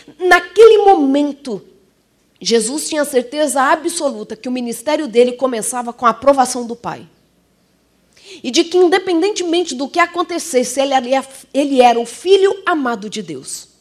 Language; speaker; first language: Portuguese; native; Portuguese